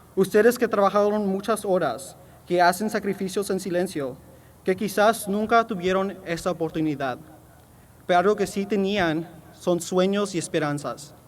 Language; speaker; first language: Spanish; early bilingual, heritage; Spanish